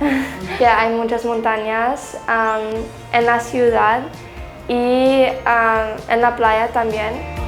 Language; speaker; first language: Spanish; non-native, learner; English